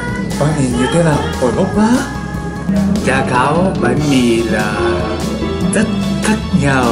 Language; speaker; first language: Vietnamese; non-native, learner; Japanese